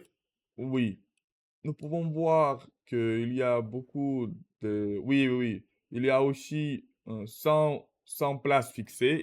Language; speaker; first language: French; non-native, learner; Russian